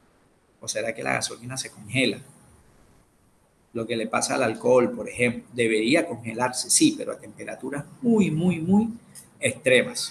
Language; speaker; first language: Spanish; native; Spanish